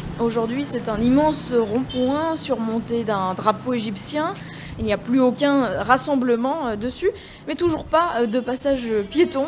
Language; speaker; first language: French; native; French